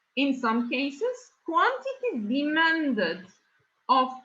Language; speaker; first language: English; non-native, fluent; Turkish